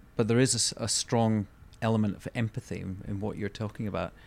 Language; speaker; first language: English; native; English